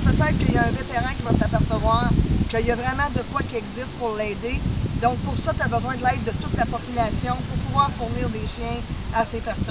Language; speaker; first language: French; native; French